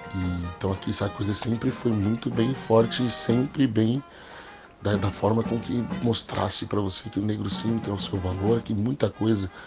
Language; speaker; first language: Portuguese; early bilingual, other home language; English